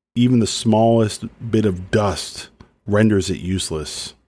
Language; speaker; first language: English; native; English